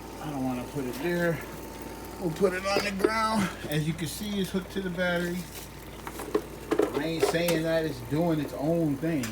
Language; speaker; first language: English; native; English